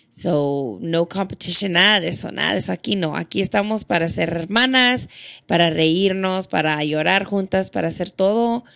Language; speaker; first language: Spanish; early bilingual, heritage; Spanish